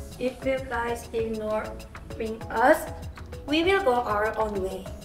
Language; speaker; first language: English; non-native, learner; Korean